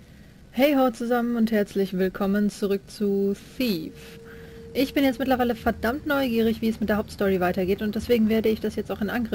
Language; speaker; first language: German; native; German